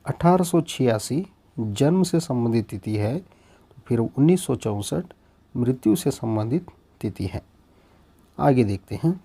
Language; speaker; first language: Hindi; non-native, local second language; Kannada